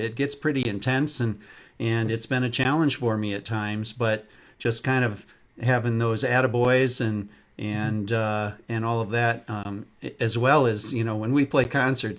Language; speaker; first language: English; native; English